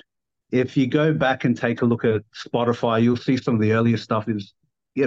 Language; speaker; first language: English; native; English